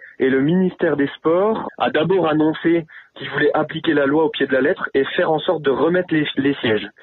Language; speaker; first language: French; native; French